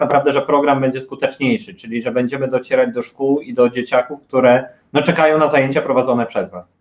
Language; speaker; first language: Polish; native; Polish